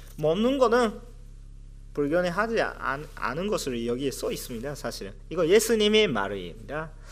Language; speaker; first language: Korean; non-native, fluent; Japanese